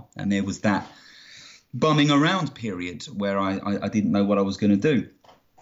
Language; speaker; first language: English; native; English